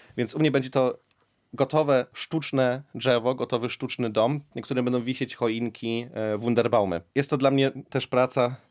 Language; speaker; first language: Polish; early bilingual, heritage; Polish